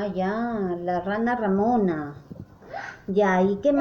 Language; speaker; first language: Spanish; native; Spanish